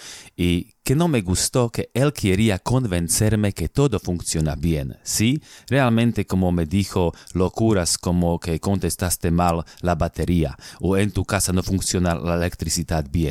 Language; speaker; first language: Spanish; non-native, fluent; Slovak